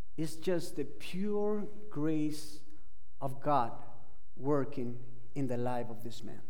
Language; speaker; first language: English; non-native, fluent; Spanish